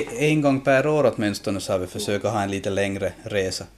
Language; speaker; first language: Swedish; native; Swedish